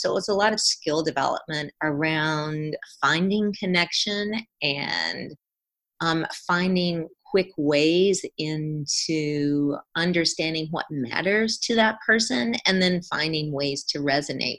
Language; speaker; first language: English; native; English